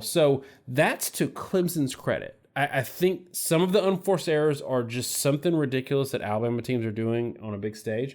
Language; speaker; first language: English; native; English